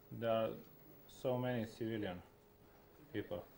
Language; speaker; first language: English; non-native, local second language; Croatian